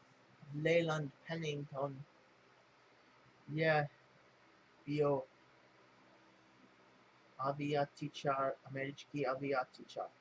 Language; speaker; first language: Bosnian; non-native, learner; English